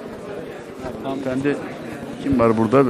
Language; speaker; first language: Turkish; native; Turkish